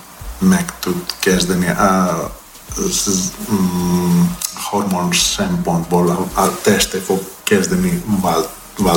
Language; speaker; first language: Hungarian; non-native, learner; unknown